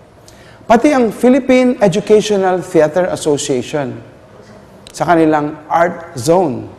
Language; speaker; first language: Filipino; native; Filipino